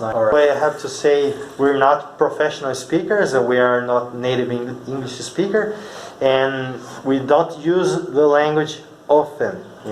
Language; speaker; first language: English; non-native, fluent; Portuguese